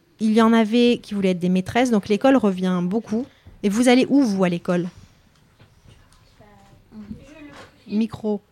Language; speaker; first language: French; native; French